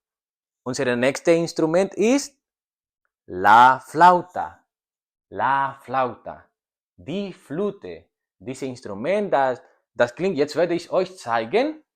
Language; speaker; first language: German; non-native, learner; Spanish